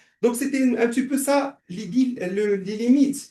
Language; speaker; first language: French; non-native, local second language; Arabic